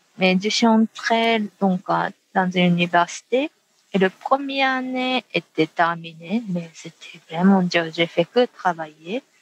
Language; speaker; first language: French; non-native, fluent; Japanese